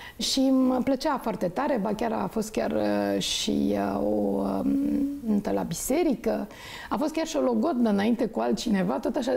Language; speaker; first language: Romanian; native; Romanian